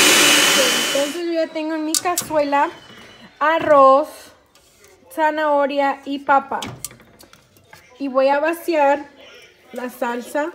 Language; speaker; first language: Spanish; early bilingual, heritage; Spanish